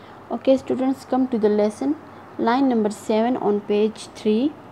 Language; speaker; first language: English; non-native, local second language; Urdu